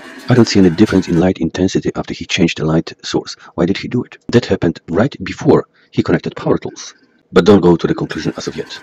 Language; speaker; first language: English; non-native, fluent; Polish